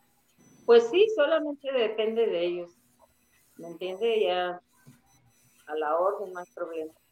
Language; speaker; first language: Spanish; native; Spanish